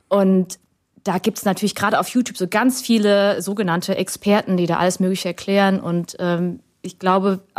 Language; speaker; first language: German; early bilingual, other home language; Vietnamese